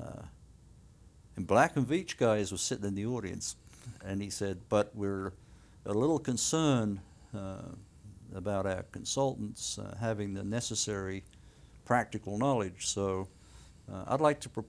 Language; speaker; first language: English; native; English